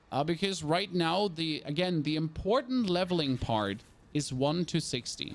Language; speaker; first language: English; non-native, fluent; German